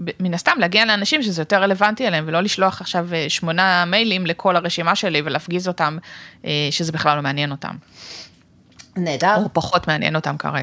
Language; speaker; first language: Hebrew; native; Hebrew